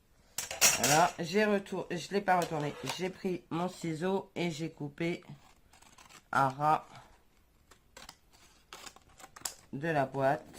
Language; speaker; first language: French; native; French